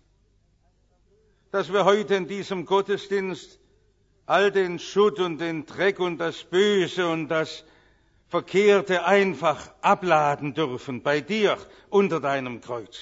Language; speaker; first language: German; native; German